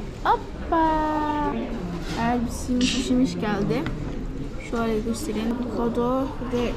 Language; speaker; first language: Turkish; non-native, learner; Indonesian